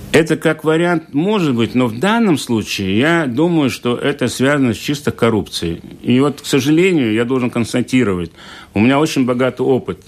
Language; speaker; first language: Russian; native; Russian